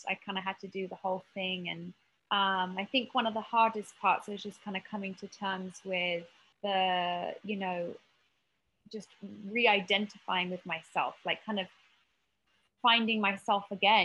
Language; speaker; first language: English; native; English